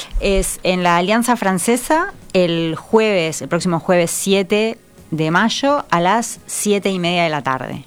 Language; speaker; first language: Spanish; native; Spanish